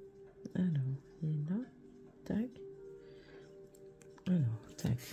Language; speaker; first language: French; native; French